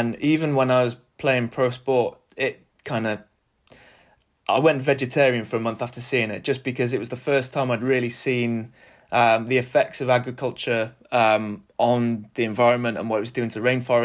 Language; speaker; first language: English; native; English